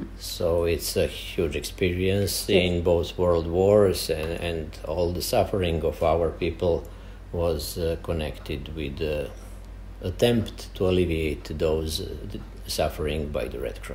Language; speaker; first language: English; non-native, fluent; Serbian